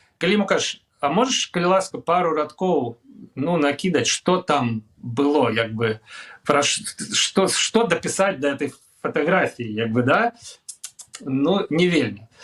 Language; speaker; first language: Belarusian; non-native, local second language; Russian